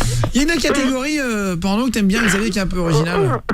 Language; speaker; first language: French; native; French